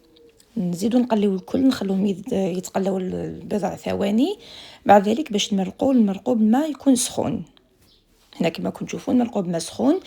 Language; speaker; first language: Arabic; native; Arabic